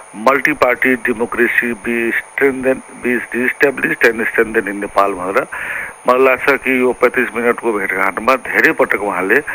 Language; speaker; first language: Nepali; non-native, local second language; Maithili